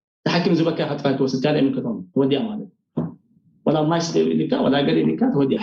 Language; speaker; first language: Tigrinya; early bilingual, heritage; Tigrinya